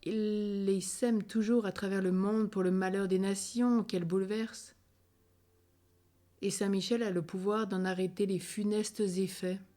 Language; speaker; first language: French; native; French